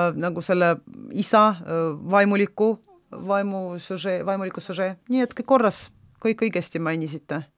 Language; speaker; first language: Estonian; non-native, local second language; Russian